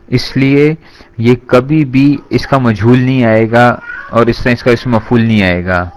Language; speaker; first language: Urdu; native; Urdu